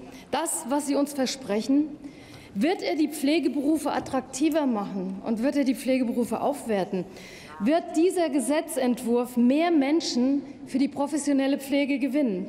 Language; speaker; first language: German; native; German